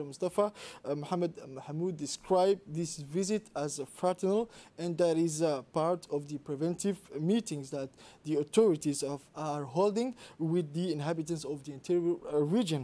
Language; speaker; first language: English; non-native, fluent; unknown